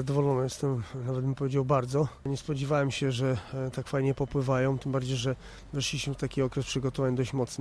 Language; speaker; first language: Polish; native; Polish